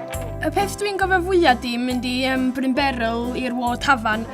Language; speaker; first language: Welsh; native; Welsh